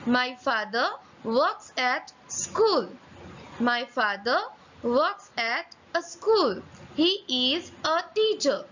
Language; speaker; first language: English; non-native, local second language; Gujarati